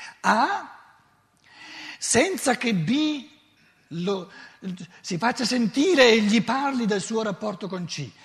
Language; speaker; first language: Italian; native; Italian